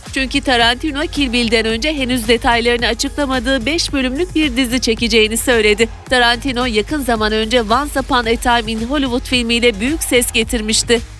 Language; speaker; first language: Turkish; native; Turkish